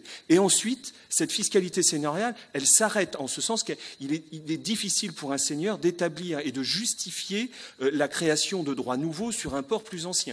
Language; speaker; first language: French; native; French